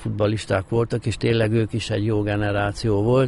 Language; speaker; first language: Hungarian; native; Hungarian